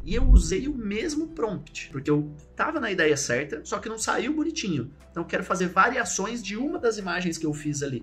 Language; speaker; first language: Portuguese; native; Portuguese